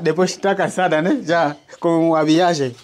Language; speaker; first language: Portuguese; non-native, learner; Vietnamese